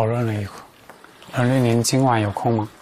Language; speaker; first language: Chinese; native; Chinese